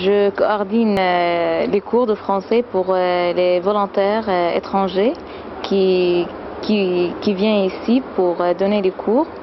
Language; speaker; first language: French; non-native, fluent; Arabic